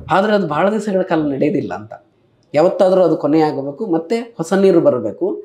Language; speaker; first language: Kannada; native; Kannada